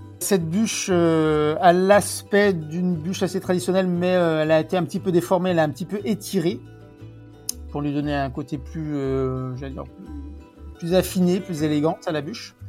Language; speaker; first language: French; native; French